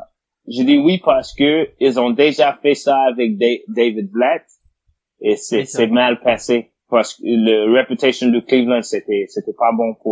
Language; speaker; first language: French; non-native, fluent; English